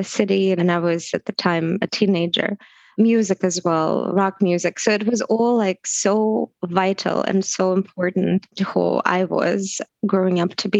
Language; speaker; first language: English; non-native, fluent; Russian